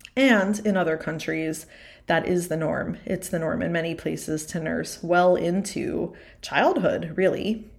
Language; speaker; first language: English; native; English